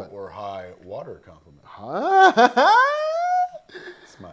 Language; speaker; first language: English; native; English